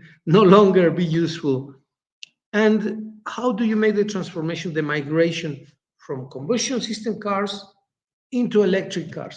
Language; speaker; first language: English; non-native, fluent; Spanish